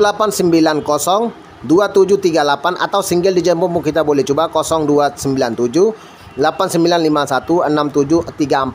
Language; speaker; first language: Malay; non-native, learner; Bangla